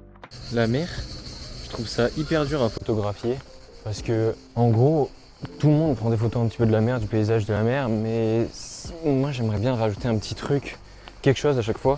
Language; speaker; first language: French; native; French